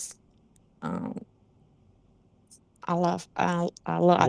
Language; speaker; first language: English; non-native, learner; Portuguese